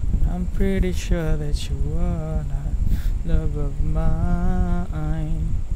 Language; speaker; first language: English; non-native, local second language; Malay